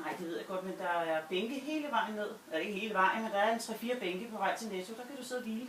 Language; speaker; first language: Danish; native; Danish